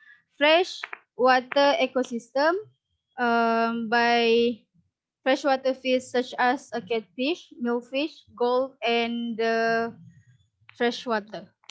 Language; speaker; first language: English; non-native, learner; Indonesian